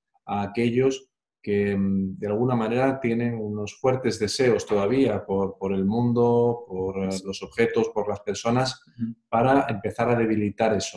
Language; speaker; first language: Spanish; native; Spanish